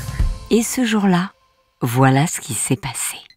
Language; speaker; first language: French; native; French